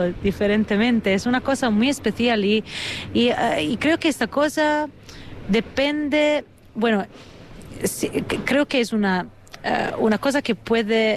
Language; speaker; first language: Spanish; non-native, fluent; Italian